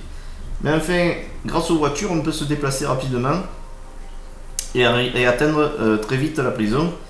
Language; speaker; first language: French; native; French